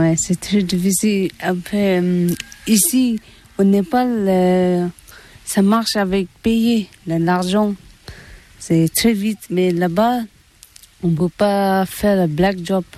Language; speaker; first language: French; non-native, learner; Tibetan